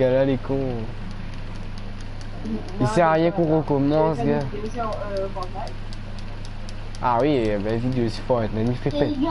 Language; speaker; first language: French; non-native, local second language; Réunion Creole French